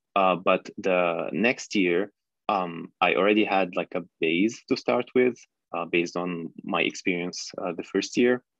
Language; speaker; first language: English; non-native, fluent; Arabic